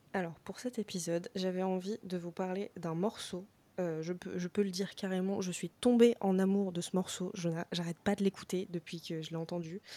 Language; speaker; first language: French; native; French